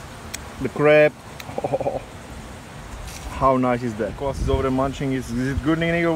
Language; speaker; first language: English; non-native, fluent; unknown